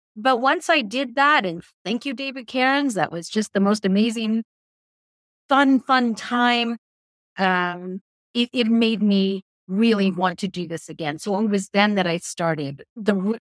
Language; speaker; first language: English; native; English